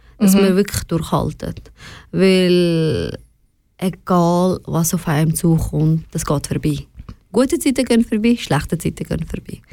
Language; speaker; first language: German; early bilingual, other home language; Persian